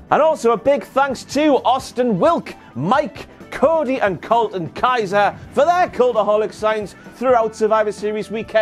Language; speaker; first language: English; native; English